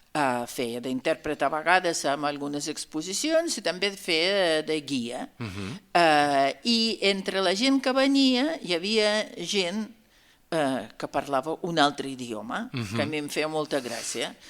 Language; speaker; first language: Catalan; non-native, fluent; Russian